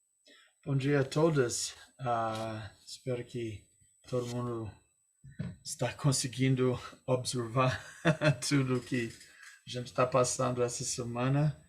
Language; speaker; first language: Portuguese; non-native, fluent; English